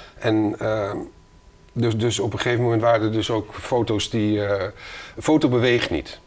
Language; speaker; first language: Dutch; native; Dutch